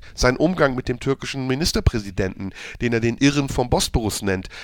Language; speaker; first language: German; native; German